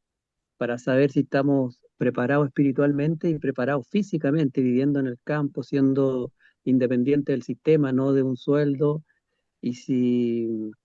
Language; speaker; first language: Spanish; native; Spanish